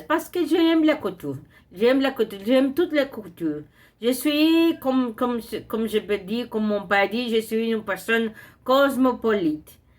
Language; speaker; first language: French; non-native, learner; Portuguese